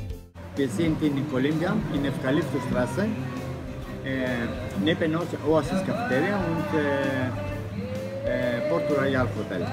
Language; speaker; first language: German; non-native, learner; Greek